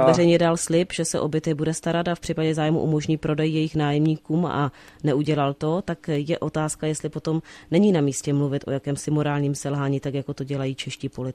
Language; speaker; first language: Czech; native; Czech